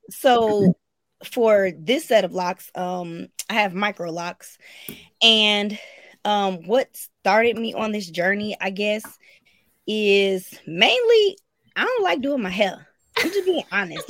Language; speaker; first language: English; native; English